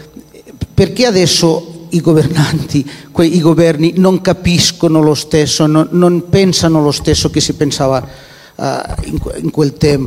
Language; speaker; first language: Italian; non-native, fluent; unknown